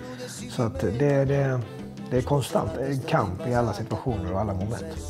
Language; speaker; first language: Swedish; native; Swedish